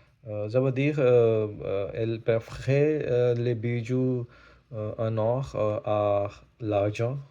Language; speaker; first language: French; non-native, learner; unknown